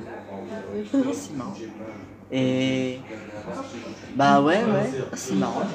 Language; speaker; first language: French; native; French